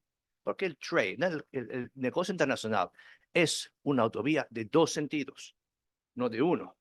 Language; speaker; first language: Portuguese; non-native, learner; Spanish